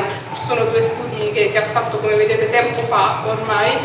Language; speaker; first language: Italian; native; Italian